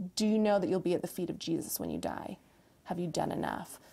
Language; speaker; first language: English; native; English